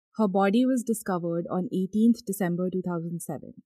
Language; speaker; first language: English; non-native, local second language; Hindi